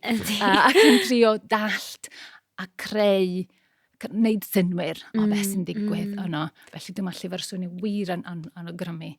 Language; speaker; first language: Welsh; non-native, fluent; Greek